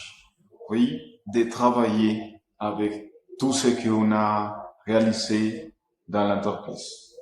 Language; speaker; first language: French; non-native, fluent; Spanish